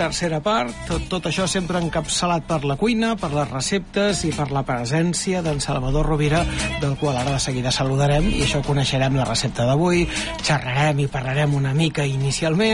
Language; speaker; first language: Catalan; native; Catalan